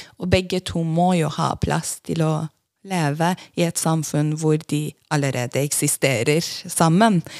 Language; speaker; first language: Norwegian; non-native, fluent; Persian